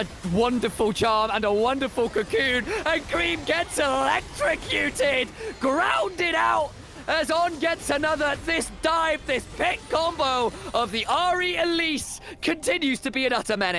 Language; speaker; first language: English; native; English